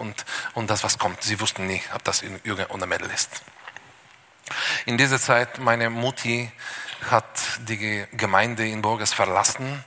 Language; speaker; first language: German; non-native, fluent; Bulgarian